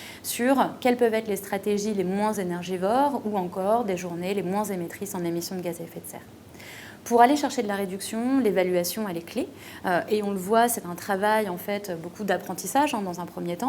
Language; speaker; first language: French; native; French